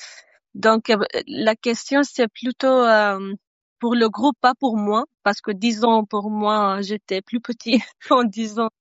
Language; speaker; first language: French; non-native, fluent; Arabic